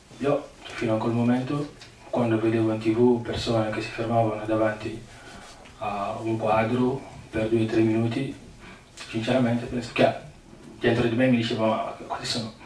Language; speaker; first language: Italian; non-native, fluent; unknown